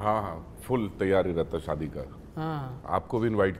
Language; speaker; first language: Hindi; non-native, local second language; Telugu